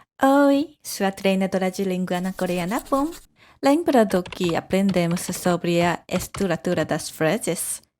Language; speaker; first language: Portuguese; non-native, fluent; Korean